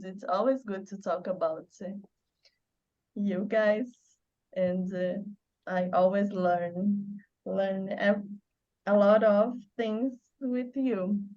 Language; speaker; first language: English; non-native, learner; Portuguese